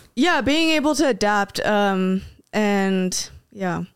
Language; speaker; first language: English; early bilingual, other home language; Spanish